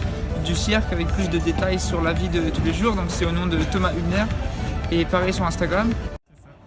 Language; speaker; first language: French; native; French